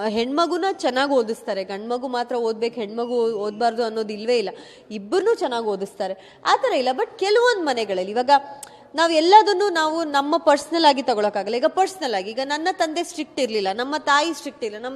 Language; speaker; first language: Kannada; non-native, local second language; Kodava